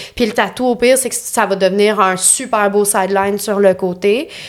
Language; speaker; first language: French; native; French